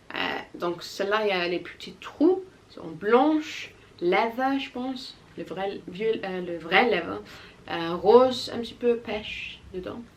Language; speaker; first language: French; non-native, learner; English